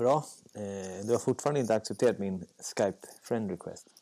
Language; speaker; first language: Swedish; native; Swedish